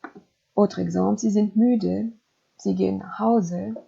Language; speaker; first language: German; non-native, fluent; French